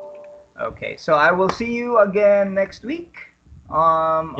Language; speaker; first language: English; non-native, fluent; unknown